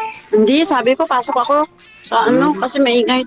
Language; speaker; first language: Filipino; non-native, local second language; Hiligaynon